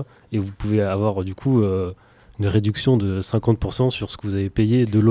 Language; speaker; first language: French; native; French